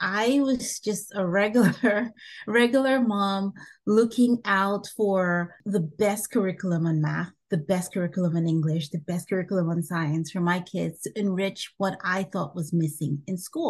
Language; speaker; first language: English; non-native, local second language; Bini